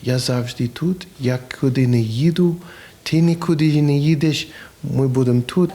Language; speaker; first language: Ukrainian; non-native, learner; English